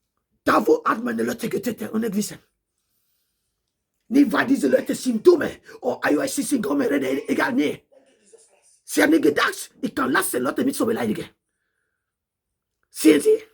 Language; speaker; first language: German; non-native, learner; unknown